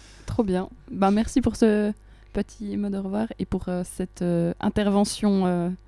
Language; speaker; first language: French; native; French